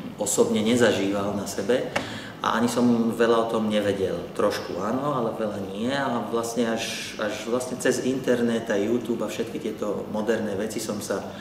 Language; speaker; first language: Slovak; early bilingual, heritage; Arabic